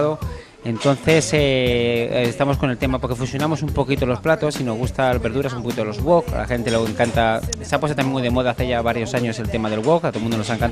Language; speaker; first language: Spanish; native; Spanish